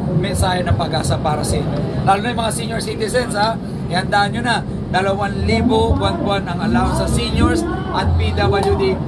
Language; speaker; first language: Filipino; native; Filipino